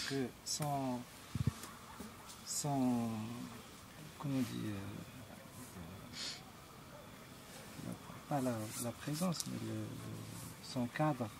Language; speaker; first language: French; non-native, local second language; Arabic